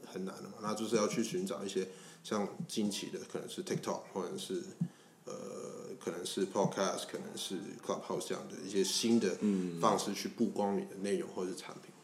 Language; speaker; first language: Chinese; non-native, local second language; Cantonese